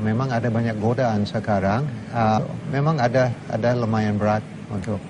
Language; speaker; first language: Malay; non-native, fluent; English